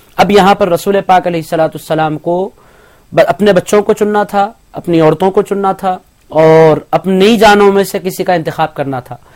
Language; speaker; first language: Urdu; native; Urdu